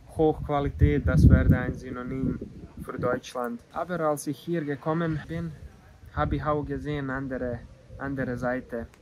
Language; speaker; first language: German; non-native, learner; Bosnian